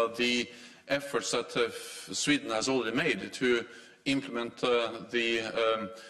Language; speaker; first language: English; non-native, fluent; Norwegian